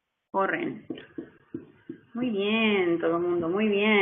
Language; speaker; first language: Spanish; non-native, fluent; English